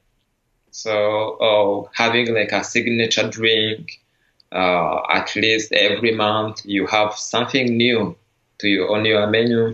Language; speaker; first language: English; non-native, local second language; Kinyarwanda